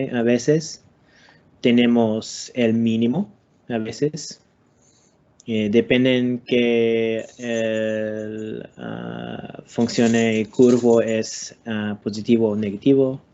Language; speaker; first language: Spanish; non-native, learner; English